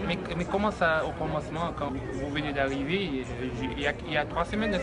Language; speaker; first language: French; non-native, local second language; Haitian Creole